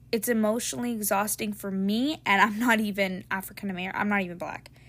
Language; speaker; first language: English; native; English